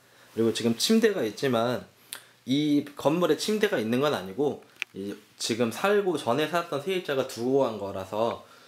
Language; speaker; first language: Korean; native; Korean